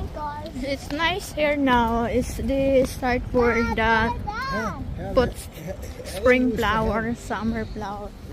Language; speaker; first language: English; non-native, local second language; Filipino